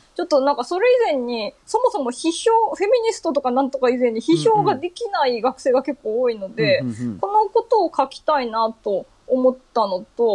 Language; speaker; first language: Japanese; native; Japanese